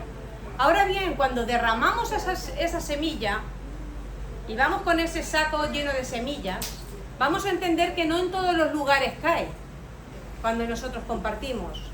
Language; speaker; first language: Spanish; native; Spanish